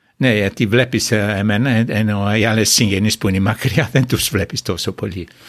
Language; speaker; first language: Greek; non-native, fluent; English